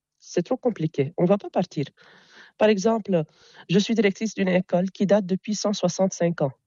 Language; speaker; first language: French; non-native, local second language; Arabic